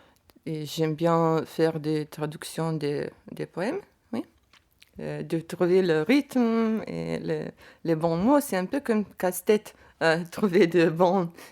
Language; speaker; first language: French; non-native, learner; Lithuanian